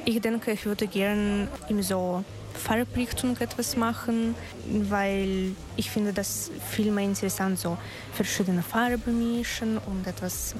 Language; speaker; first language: German; non-native, learner; Russian